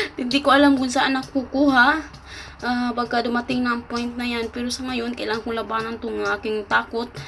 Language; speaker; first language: Filipino; non-native, local second language; Cebuano